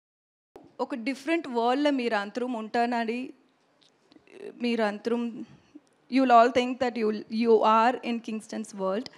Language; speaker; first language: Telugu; non-native, learner; Tamil